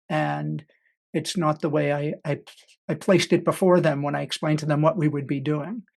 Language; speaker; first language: English; native; English